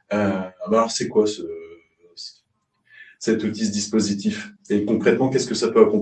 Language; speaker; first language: French; native; French